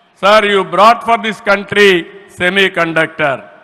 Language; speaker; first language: English; non-native, local second language; Telugu